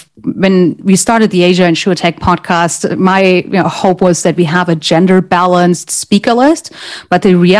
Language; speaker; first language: English; non-native, fluent; German